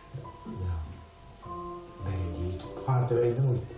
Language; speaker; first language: Dutch; non-native, local second language; Limburgish